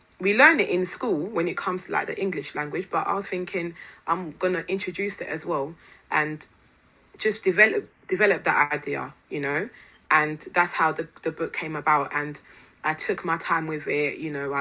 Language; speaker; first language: English; non-native, fluent; Lingala